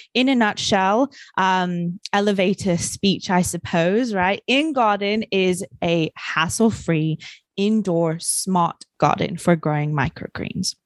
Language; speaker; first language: English; native; English